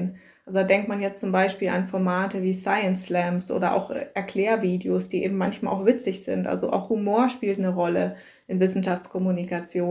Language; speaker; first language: German; native; German